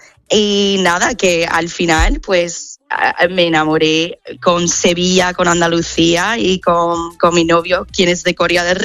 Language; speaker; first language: Spanish; non-native, fluent; English